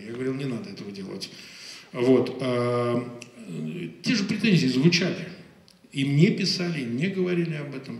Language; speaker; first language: Russian; native; Russian